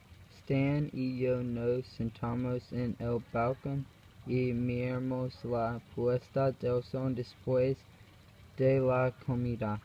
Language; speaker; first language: Spanish; non-native, learner; English